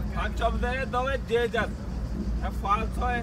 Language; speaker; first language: Italian; non-native, learner; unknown